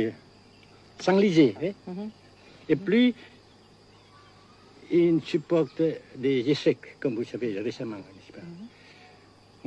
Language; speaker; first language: French; non-native, fluent; Vietnamese